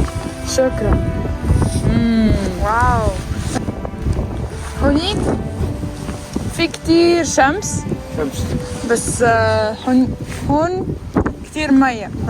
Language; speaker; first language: Arabic; non-native, learner; English